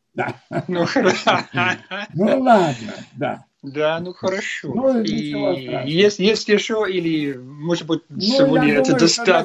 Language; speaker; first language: Russian; non-native, learner; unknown